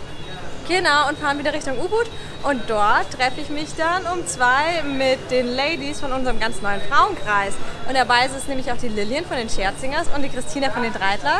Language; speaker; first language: German; native; German